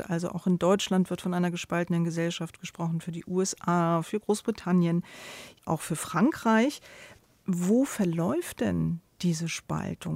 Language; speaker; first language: German; native; German